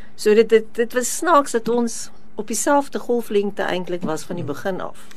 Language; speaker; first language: Afrikaans; native; Afrikaans